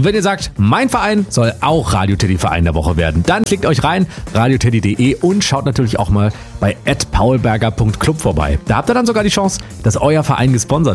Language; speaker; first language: German; native; German